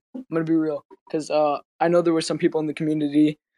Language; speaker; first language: English; native; English